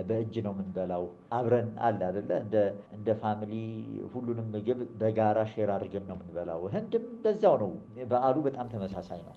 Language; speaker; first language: Amharic; early bilingual, other home language; Gujarati